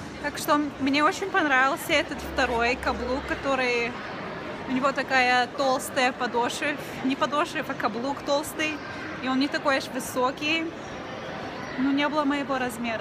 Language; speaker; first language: Russian; early bilingual, heritage; Russian